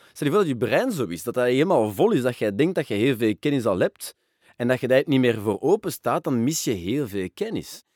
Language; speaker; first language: Dutch; non-native, local second language; French